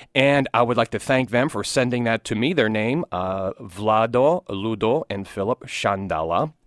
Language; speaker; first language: English; native; English